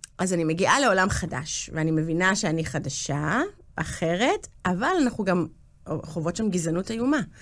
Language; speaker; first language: Hebrew; early bilingual, other home language; English